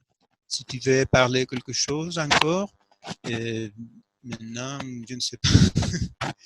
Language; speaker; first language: French; non-native, fluent; Spanish